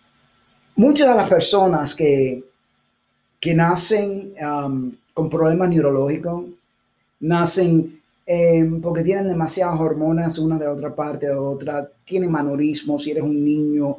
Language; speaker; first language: Spanish; early bilingual, heritage; Spanish